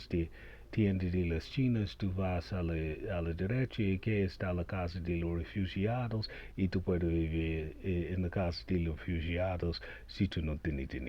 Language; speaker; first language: Spanish; non-native, learner; English